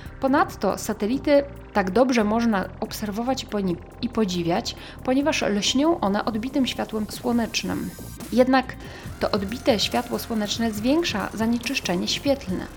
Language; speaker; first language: Polish; native; Polish